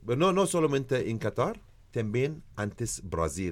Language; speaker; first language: Spanish; non-native, learner; Arabic